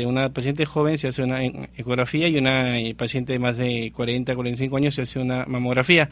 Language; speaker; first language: Spanish; native; Spanish